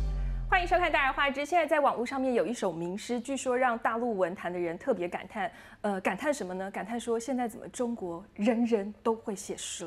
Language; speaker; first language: Chinese; native; Chinese